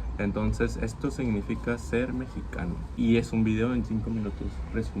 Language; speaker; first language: Spanish; native; Spanish